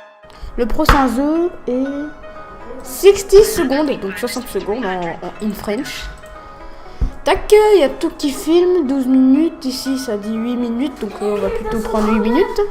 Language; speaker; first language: French; native; French